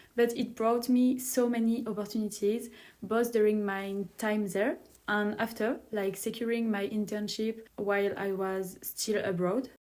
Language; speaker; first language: English; non-native, fluent; French